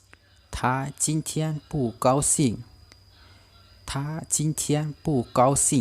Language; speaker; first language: Chinese; non-native, learner; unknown